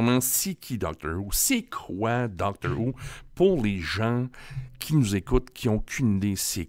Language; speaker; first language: French; native; French